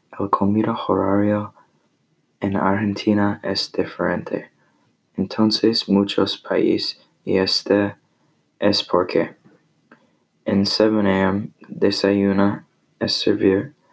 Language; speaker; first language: Spanish; non-native, learner; English